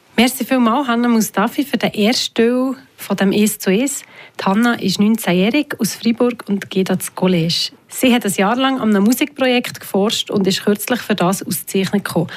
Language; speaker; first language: German; native; German